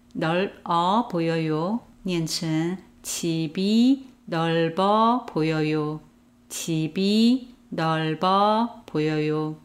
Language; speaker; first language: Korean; non-native, fluent; Chinese